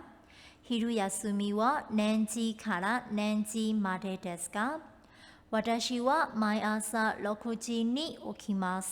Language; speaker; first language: Japanese; non-native, fluent; Burmese